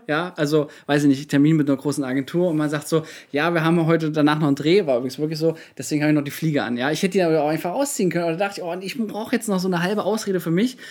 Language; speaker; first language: German; native; German